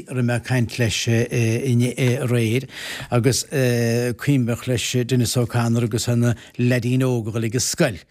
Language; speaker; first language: Irish; native; Irish